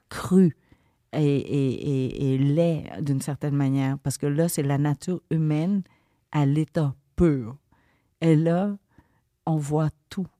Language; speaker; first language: French; early bilingual, other home language; Vietnamese